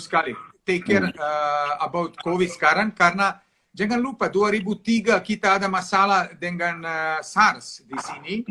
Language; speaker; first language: Indonesian; non-native, fluent; Serbian